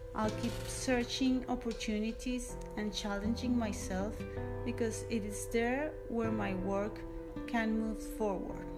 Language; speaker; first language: English; non-native, fluent; Spanish